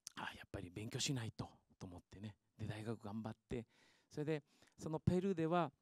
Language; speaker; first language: Japanese; early bilingual, heritage; Spanish